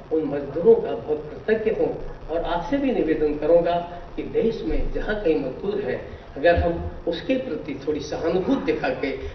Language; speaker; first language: Hindi; native; Hindi